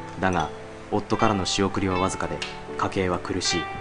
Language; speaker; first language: Japanese; native; Japanese